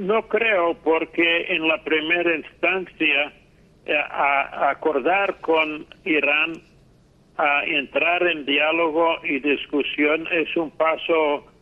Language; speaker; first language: Spanish; non-native, fluent; English